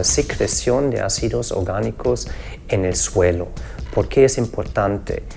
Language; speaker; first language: Spanish; non-native, fluent; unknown